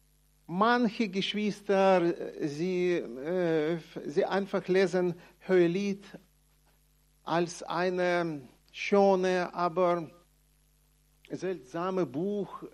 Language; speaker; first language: German; non-native, fluent; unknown